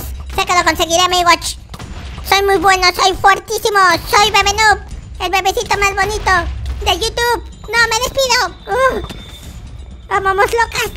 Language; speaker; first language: Spanish; native; Spanish